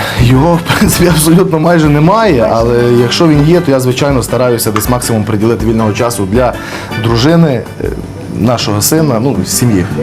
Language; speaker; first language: Ukrainian; native; Ukrainian